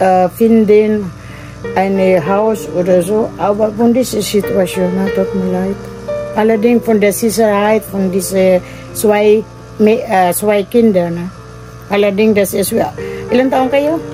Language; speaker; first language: German; non-native, learner; Filipino